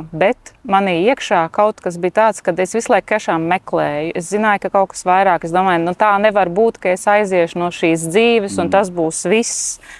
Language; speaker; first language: Latvian; native; Latvian